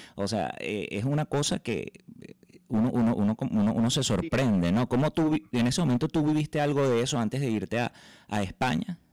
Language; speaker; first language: Spanish; native; Spanish